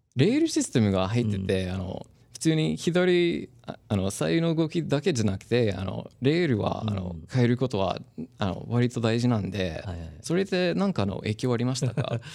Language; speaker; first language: Japanese; non-native, fluent; English